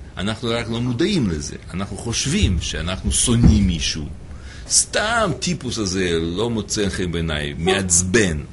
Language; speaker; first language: Hebrew; non-native, fluent; English